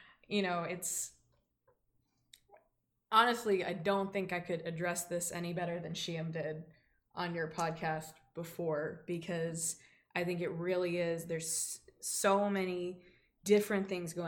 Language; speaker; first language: English; native; English